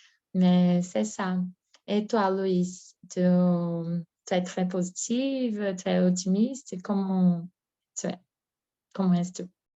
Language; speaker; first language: French; non-native, learner; Portuguese